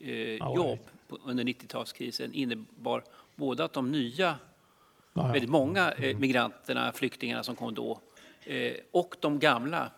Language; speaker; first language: Swedish; native; Swedish